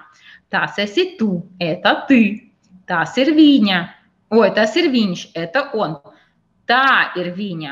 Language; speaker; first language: Russian; native; Russian